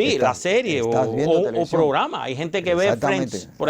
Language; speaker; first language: Spanish; native; Spanish